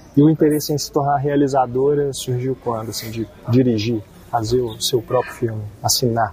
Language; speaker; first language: Portuguese; native; Portuguese